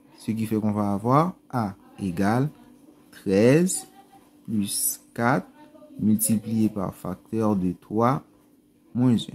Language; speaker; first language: French; non-native, local second language; Haitian Creole